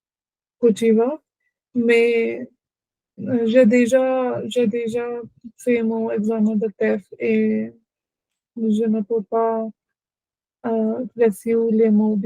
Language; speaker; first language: French; non-native, learner; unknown